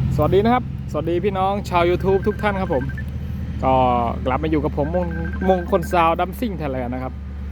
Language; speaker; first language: Thai; native; Thai